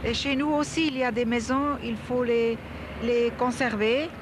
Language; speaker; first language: French; non-native, fluent; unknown